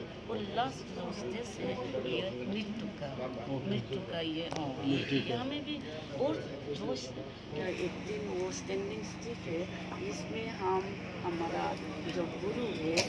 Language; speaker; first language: Hindi; non-native, local second language; Bodo